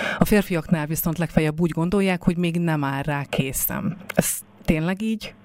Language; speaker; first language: Hungarian; native; Hungarian